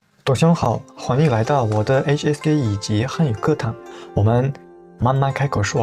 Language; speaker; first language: Chinese; non-native, fluent; Uzbek